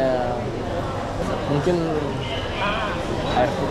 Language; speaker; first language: Indonesian; non-native, learner; English